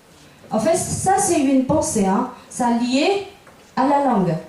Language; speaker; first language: French; non-native, fluent; Chinese